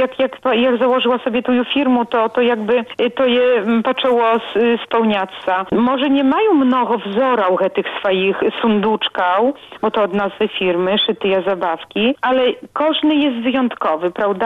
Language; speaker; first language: Polish; non-native, local second language; Belarusian